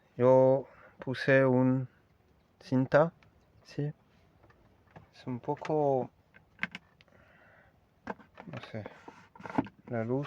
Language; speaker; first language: Spanish; non-native, learner; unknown